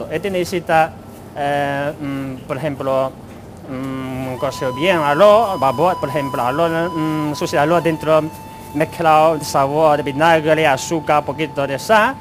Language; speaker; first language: Spanish; non-native, learner; Chinese